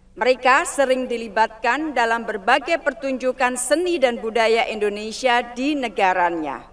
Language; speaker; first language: Indonesian; native; Indonesian